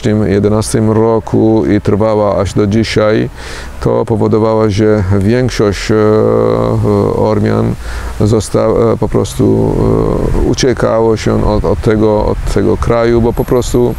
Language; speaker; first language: Polish; non-native, fluent; Armenian